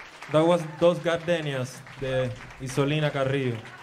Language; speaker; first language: English; non-native, fluent; Spanish